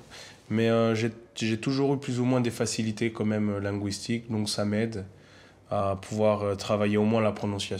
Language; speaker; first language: French; native; French